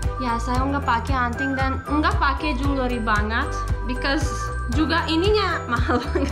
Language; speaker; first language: Indonesian; non-native, learner; English